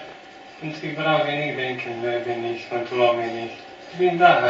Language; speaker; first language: German; non-native, learner; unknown